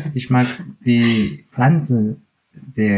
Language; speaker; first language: German; non-native, learner; Chinese